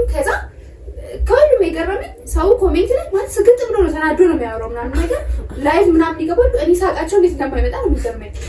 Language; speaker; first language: Amharic; native; Amharic